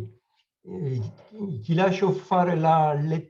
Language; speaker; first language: Italian; non-native, learner; French